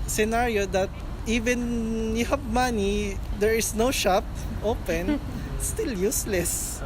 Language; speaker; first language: English; non-native, learner; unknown